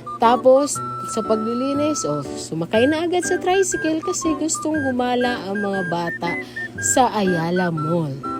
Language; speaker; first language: Filipino; non-native, local second language; Cebuano